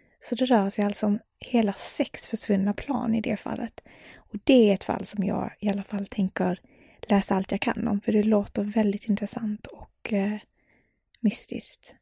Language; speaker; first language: Swedish; native; Swedish